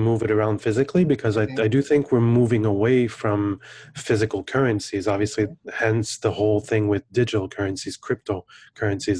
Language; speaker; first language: English; non-native, fluent; French